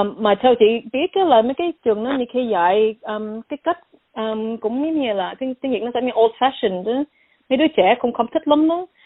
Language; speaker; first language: Vietnamese; early bilingual, heritage; Vietnamese